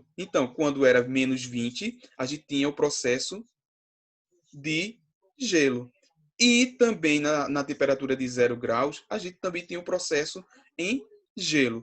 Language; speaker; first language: Portuguese; native; Portuguese